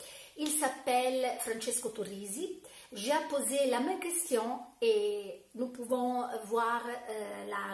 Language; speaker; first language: French; non-native, fluent; Italian